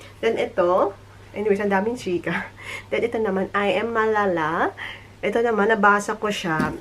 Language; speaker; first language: Filipino; native; Filipino